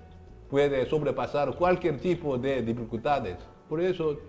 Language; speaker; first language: Spanish; non-native, learner; Korean